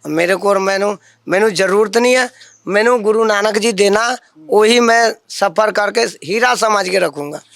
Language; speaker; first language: Hindi; non-native, local second language; Punjabi